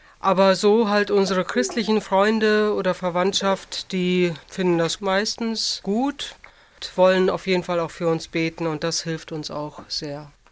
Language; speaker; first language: German; early bilingual, other home language; Russian